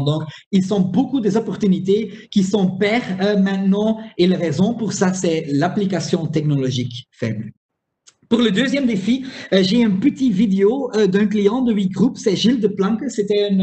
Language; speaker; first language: French; non-native, local second language; Dutch